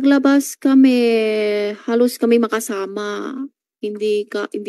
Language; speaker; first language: Filipino; non-native, learner; Chinese